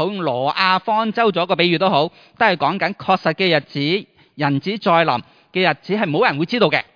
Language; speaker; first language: Chinese; native; Chinese